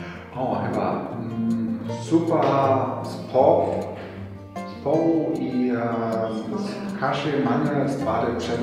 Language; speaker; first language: Polish; non-native, learner; German